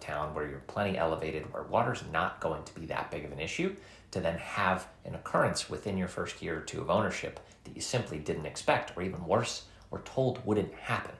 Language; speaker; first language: English; native; English